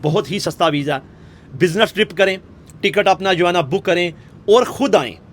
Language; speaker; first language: Urdu; native; Urdu